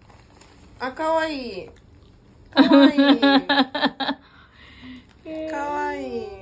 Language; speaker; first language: Japanese; native; Japanese